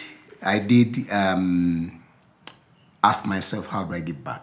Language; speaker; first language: English; non-native, local second language; Ganda